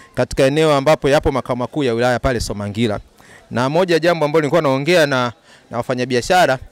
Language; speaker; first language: Swahili; native; Swahili